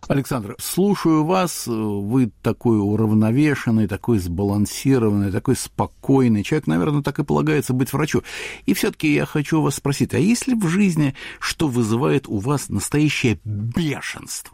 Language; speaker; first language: Russian; native; Russian